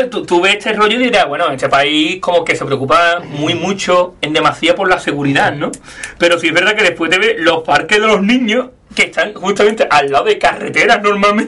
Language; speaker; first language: Spanish; native; Spanish